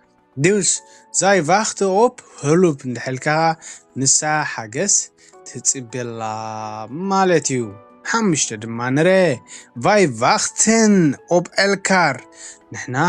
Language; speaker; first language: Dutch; non-native, fluent; Tigrinya